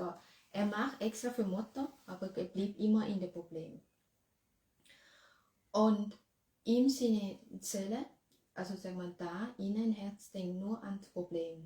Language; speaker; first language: German; non-native, learner; Thai